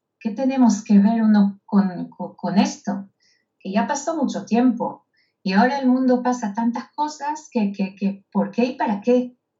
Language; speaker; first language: Spanish; non-native, fluent; Hebrew